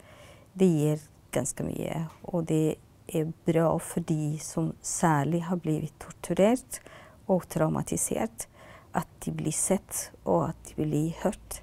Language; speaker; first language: Norwegian; non-native, fluent; Tigrinya